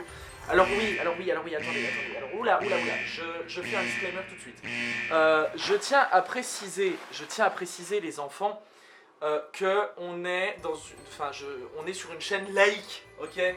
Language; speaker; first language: French; native; French